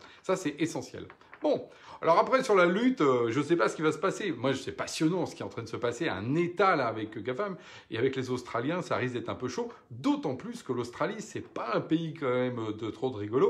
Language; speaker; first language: French; native; French